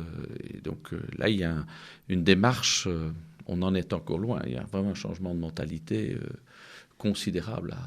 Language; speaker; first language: French; native; French